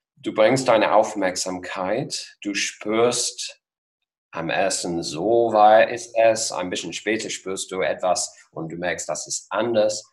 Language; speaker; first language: German; non-native, fluent; English